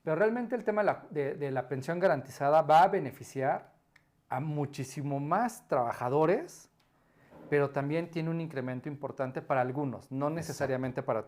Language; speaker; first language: Spanish; native; Spanish